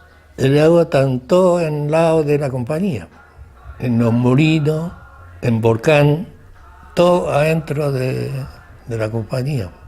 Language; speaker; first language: Spanish; non-native, local second language; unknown